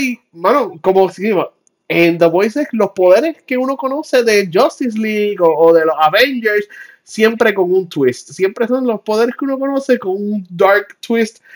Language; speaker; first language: Spanish; early bilingual, heritage; Spanish